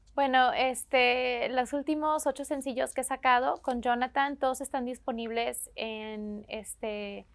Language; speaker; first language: Spanish; native; Spanish